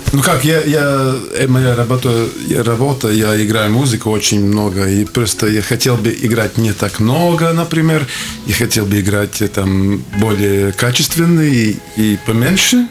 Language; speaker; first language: Russian; non-native, local second language; Latvian